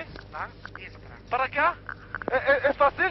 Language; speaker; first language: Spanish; non-native, learner; French